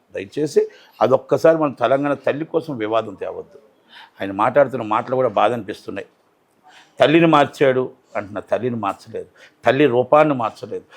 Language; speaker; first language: Telugu; native; Telugu